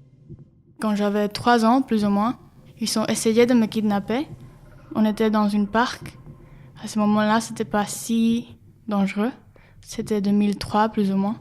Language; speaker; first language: French; non-native, fluent; Spanish